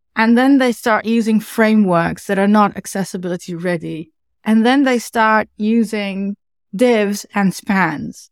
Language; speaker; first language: English; non-native, fluent; Dutch